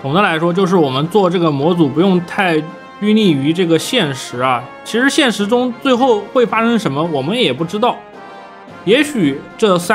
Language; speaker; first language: Chinese; native; Chinese